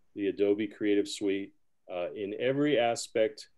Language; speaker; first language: English; early bilingual, other home language; Spanish